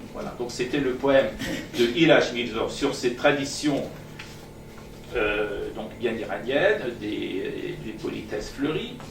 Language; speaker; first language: French; non-native, fluent; Persian